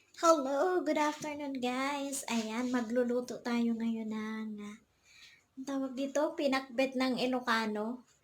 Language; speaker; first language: Filipino; non-native, local second language; Bikol